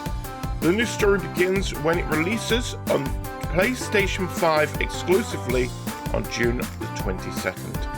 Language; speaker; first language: English; native; English